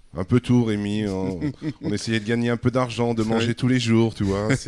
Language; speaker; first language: French; native; French